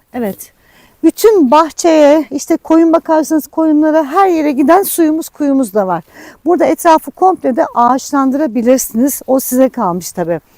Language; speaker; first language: Turkish; native; Turkish